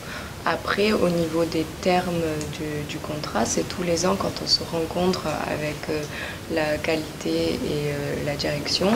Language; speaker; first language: French; native; French